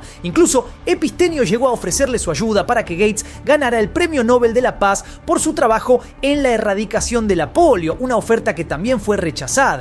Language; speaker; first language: Spanish; native; Spanish